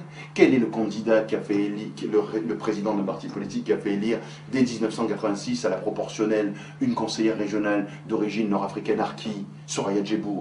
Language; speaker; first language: French; native; French